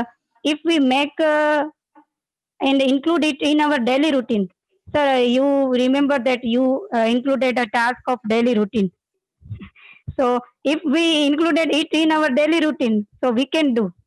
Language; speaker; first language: English; non-native, learner; Gujarati